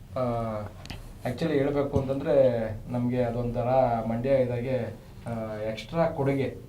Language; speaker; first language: Kannada; native; Kannada